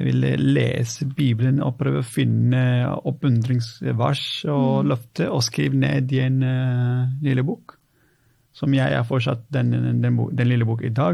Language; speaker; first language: Norwegian; non-native, fluent; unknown